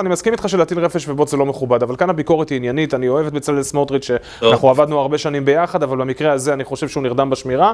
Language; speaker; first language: Hebrew; native; Hebrew